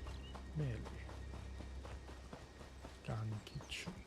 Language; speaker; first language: Chinese; native; Chinese